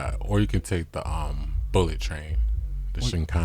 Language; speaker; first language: English; native; English